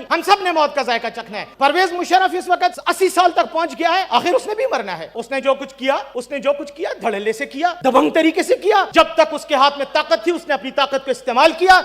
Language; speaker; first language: Urdu; non-native, local second language; Pashto